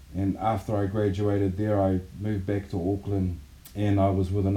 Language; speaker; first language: English; native; English